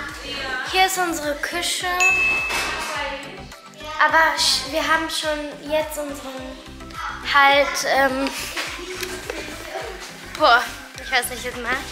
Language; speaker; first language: German; early bilingual, other home language; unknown